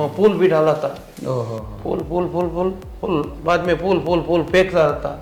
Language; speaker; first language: Hindi; non-native, local second language; Kannada